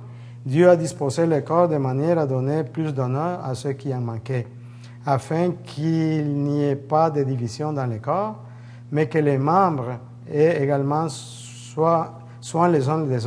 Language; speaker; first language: French; native; French